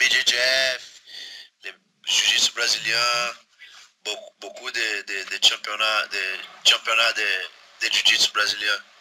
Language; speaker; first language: French; non-native, learner; Portuguese